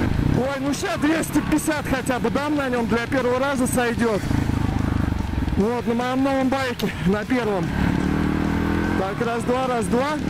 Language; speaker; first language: Russian; native; Russian